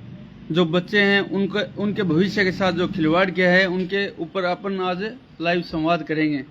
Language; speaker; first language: Hindi; native; Hindi